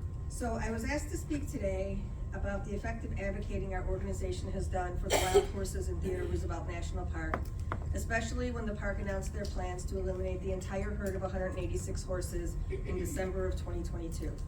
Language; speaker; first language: English; native; English